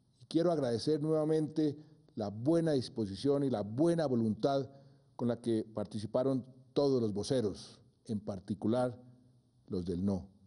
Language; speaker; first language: Spanish; native; Spanish